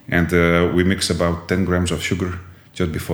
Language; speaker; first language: English; non-native, fluent; Dutch